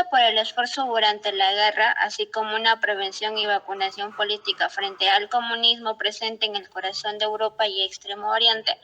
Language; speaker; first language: Spanish; native; Spanish